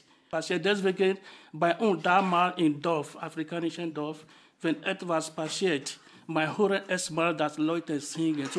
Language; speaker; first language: German; non-native, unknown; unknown